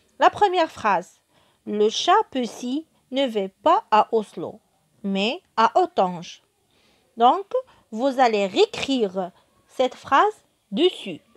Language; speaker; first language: French; non-native, local second language; Arabic